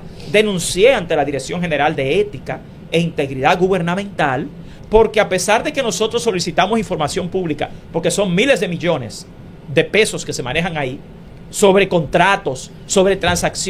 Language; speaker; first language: Spanish; native; Spanish